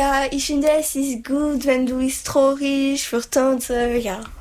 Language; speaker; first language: German; non-native, learner; French